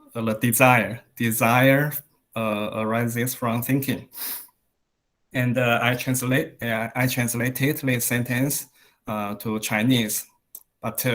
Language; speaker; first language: English; non-native, learner; Chinese